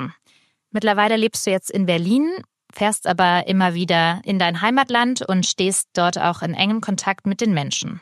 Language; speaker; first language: German; native; German